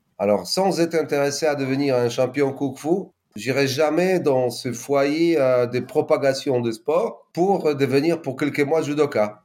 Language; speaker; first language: French; non-native, fluent; Polish